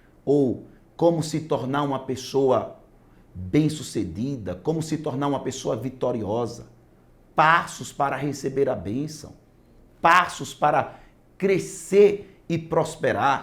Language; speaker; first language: Portuguese; native; Portuguese